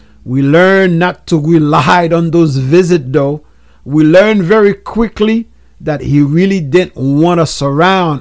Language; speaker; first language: English; non-native, fluent; Haitian Creole